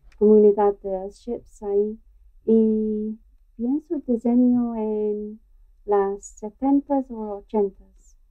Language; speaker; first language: Spanish; non-native, learner; English